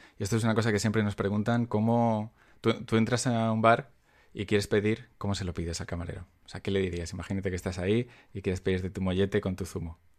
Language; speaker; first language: Spanish; native; Spanish